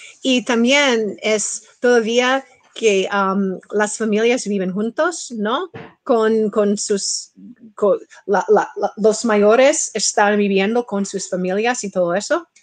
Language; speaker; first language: Spanish; non-native, fluent; English